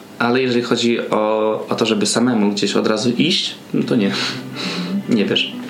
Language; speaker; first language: Polish; native; Polish